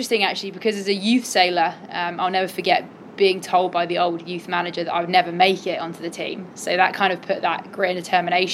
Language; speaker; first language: English; native; English